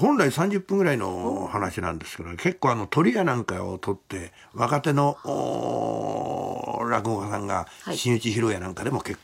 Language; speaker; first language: Japanese; native; Japanese